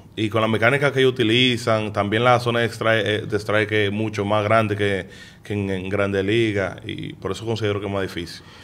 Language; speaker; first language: Spanish; early bilingual, heritage; Spanish